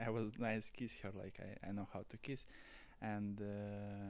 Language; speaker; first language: English; non-native, learner; Russian